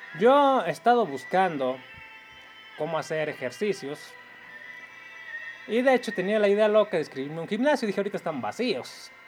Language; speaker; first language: Spanish; native; Spanish